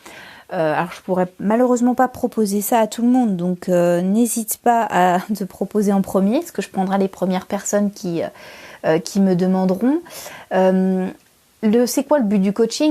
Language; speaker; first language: French; native; French